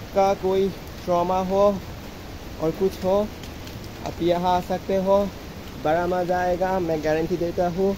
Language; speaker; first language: Hindi; non-native, learner; Bangla